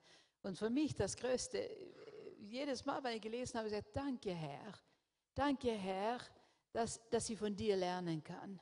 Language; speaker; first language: German; non-native, fluent; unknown